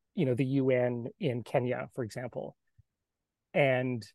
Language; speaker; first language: English; native; English